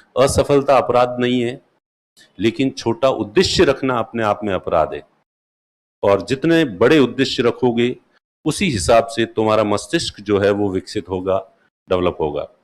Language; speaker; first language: Hindi; non-native, local second language; Marwari